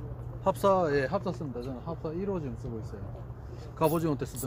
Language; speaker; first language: Korean; native; Korean